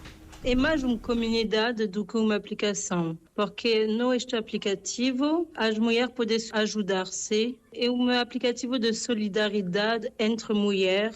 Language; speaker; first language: Portuguese; non-native, fluent; French